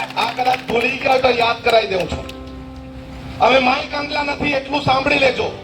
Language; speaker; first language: Gujarati; non-native, local second language; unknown